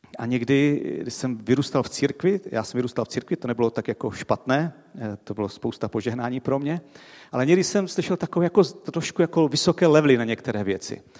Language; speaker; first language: Czech; native; Czech